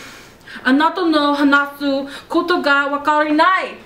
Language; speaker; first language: Japanese; non-native, learner; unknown